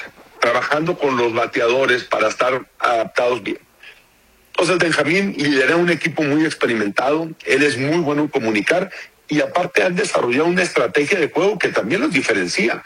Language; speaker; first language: Spanish; native; Spanish